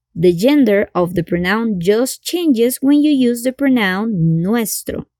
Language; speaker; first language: English; non-native, fluent; Spanish